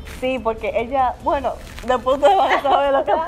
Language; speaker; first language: Spanish; native; Spanish